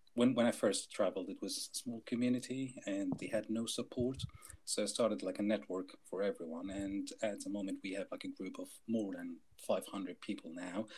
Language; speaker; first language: English; non-native, fluent; Arabic